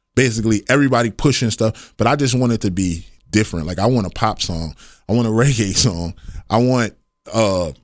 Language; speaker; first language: English; native; English